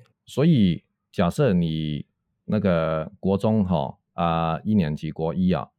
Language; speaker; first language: Chinese; non-native, local second language; Cantonese